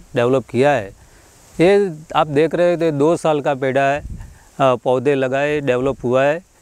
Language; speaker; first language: Hindi; non-native, local second language; Gujarati